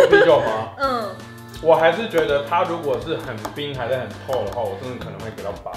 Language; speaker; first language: Chinese; native; Chinese